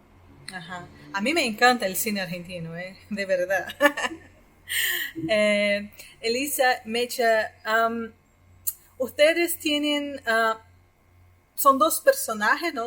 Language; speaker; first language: Spanish; non-native, fluent; Portuguese